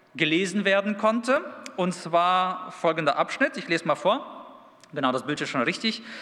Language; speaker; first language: German; early bilingual, other home language; Russian